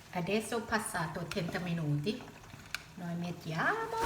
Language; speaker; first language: Italian; non-native, learner; Thai